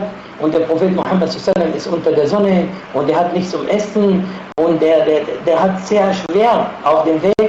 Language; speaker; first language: German; non-native, fluent; Arabic